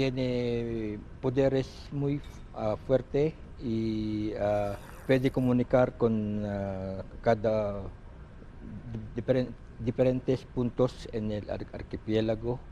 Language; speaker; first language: Spanish; non-native, learner; Filipino